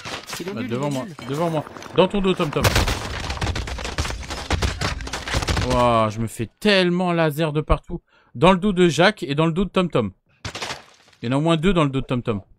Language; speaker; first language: French; native; French